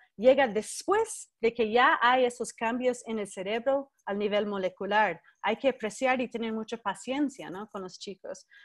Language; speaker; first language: Spanish; non-native, fluent; English